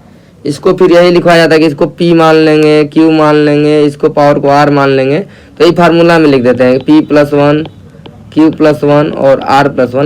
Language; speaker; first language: Hindi; native; Hindi